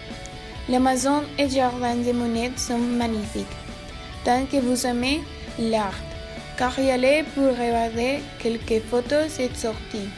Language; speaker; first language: French; non-native, learner; Spanish